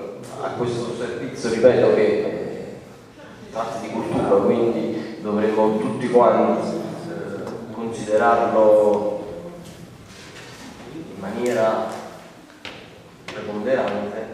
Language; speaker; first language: Italian; native; Italian